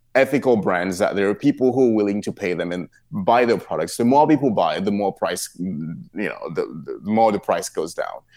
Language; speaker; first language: English; non-native, local second language; French